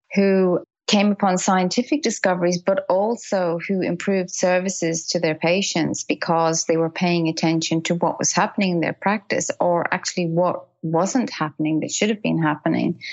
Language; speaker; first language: English; native; English